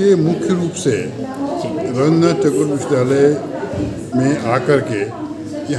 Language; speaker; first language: Hindi; native; Hindi